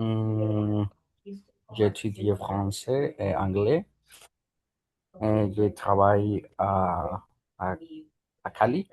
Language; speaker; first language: French; non-native, learner; Spanish